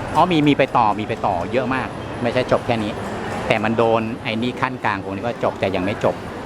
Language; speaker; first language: Thai; native; Thai